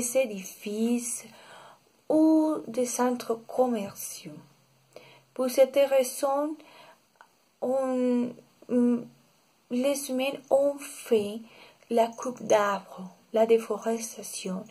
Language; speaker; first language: French; non-native, learner; Spanish